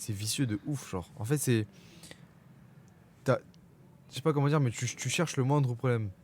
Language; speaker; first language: French; native; French